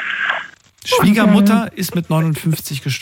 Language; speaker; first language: German; native; German